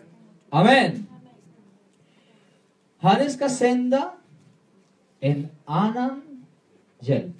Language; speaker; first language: Swedish; non-native, learner; Spanish